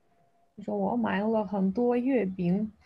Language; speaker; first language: Chinese; non-native, fluent; Russian